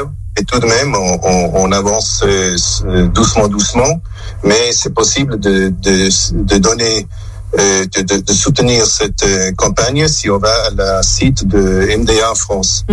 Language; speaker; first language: French; non-native, local second language; German